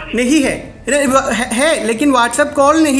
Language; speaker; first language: Hindi; non-native, local second language; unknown